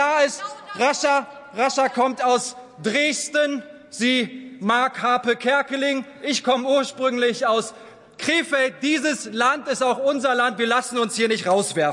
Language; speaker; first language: German; early bilingual, other home language; Turkish